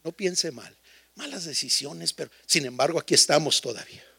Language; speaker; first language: Spanish; early bilingual, heritage; Spanish